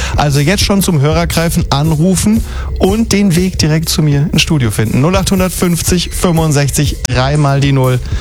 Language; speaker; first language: German; native; German